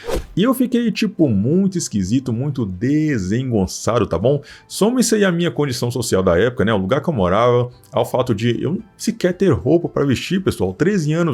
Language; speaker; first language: Portuguese; native; Portuguese